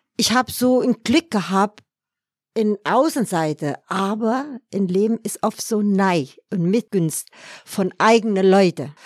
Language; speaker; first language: German; non-native, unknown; Vietnamese